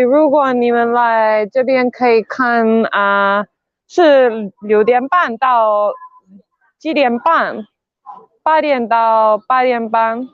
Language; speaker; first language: Chinese; non-native, learner; Afrikaans